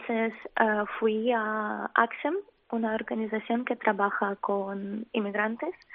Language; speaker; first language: Spanish; non-native, fluent; Ukrainian